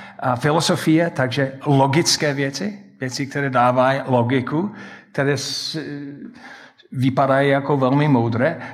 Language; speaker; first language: Czech; non-native, fluent; English